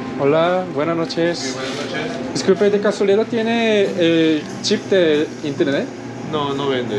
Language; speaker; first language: Spanish; non-native, learner; Korean